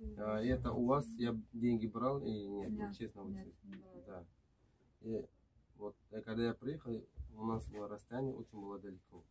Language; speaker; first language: Russian; non-native, learner; Tajik